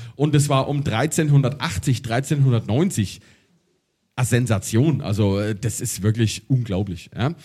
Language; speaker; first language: German; native; German